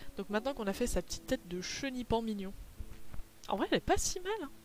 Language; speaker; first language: French; native; French